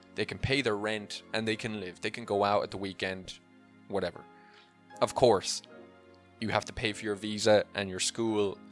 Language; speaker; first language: English; native; English